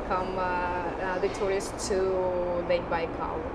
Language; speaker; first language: English; non-native, fluent; Russian